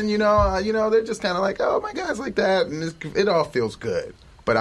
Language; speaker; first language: English; native; English